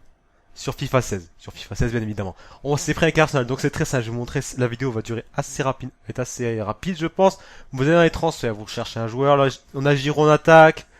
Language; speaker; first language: French; native; French